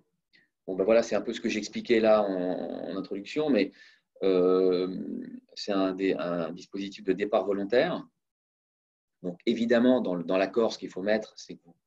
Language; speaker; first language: French; native; French